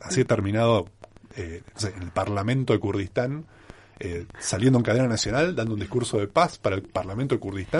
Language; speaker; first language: Spanish; native; Spanish